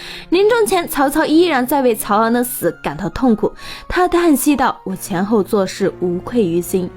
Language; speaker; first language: Chinese; native; Chinese